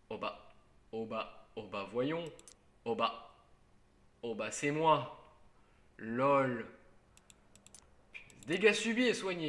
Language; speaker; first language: French; native; French